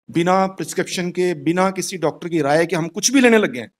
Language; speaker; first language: Hindi; native; Hindi